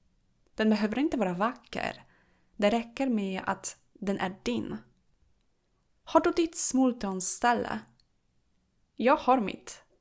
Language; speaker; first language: Swedish; non-native, fluent; Polish